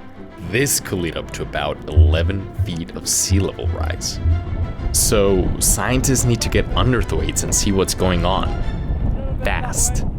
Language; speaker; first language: English; native; English